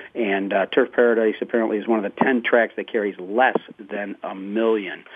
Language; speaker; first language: English; native; English